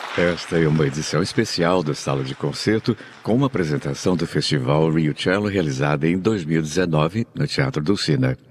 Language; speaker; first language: Portuguese; native; Portuguese